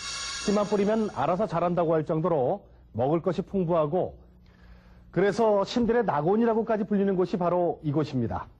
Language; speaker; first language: Korean; native; Korean